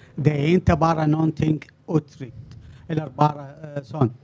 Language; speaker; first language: Swedish; non-native, learner; Arabic